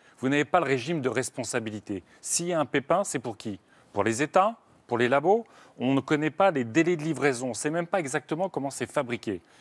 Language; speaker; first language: French; native; French